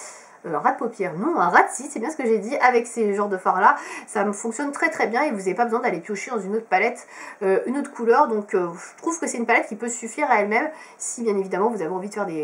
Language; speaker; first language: French; native; French